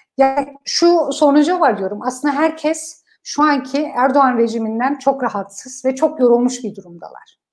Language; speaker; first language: Turkish; non-native, fluent; Kurdish